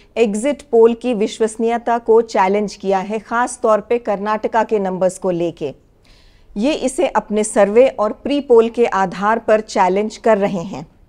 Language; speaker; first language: Hindi; native; Hindi